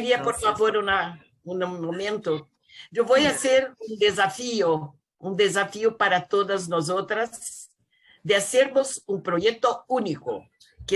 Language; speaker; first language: Spanish; non-native, learner; Portuguese